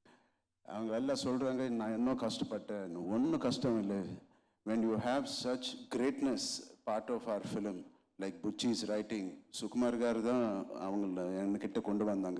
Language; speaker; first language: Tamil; non-native, local second language; Telugu